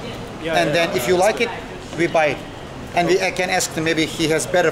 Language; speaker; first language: English; non-native, learner; Turkish